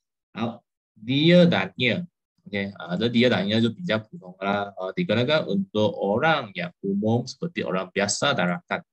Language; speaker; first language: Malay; non-native, local second language; Chinese